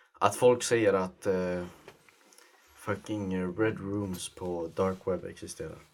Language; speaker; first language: Swedish; early bilingual, other home language; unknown